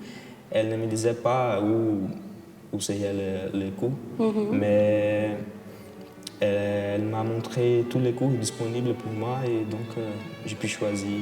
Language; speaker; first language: French; non-native, fluent; Portuguese